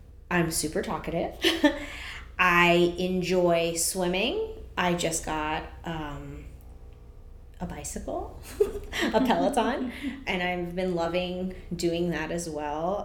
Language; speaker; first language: English; early bilingual, other home language; Spanish